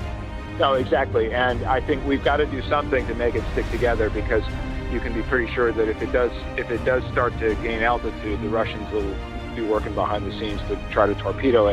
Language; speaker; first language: English; native; English